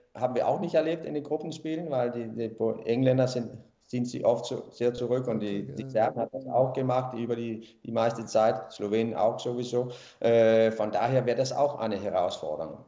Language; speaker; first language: German; non-native, fluent; Danish